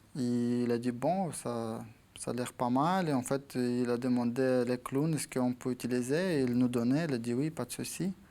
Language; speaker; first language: French; non-native, fluent; Ukrainian